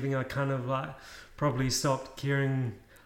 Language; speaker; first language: English; native; English